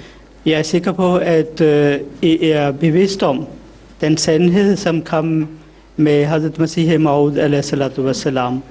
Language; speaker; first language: Danish; non-native, fluent; Urdu